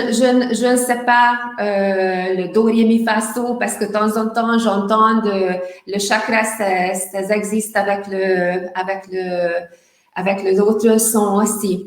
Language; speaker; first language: French; non-native, learner; Hungarian